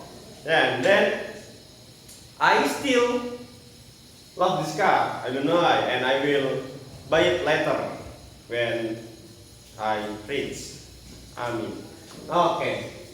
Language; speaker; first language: English; non-native, learner; Indonesian